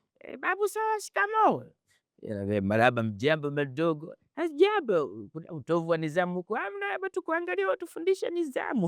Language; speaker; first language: Swahili; native; Swahili